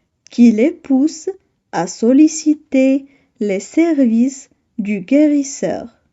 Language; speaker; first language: French; non-native, local second language; Arabic